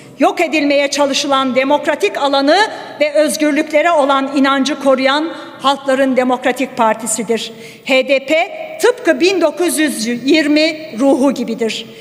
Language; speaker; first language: Turkish; native; Turkish